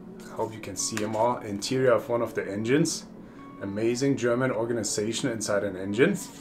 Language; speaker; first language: English; non-native, fluent; German